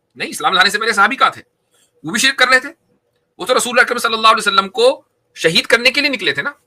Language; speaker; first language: Urdu; native; Urdu